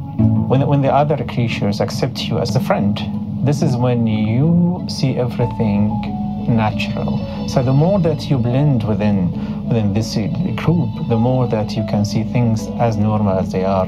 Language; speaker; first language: English; non-native, fluent; Arabic